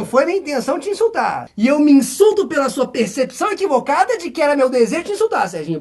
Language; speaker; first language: Portuguese; native; Portuguese